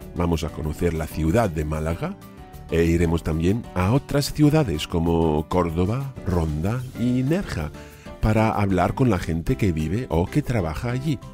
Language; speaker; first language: Spanish; non-native, fluent; English